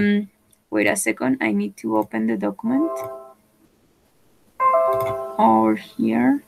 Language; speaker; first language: English; non-native, fluent; Spanish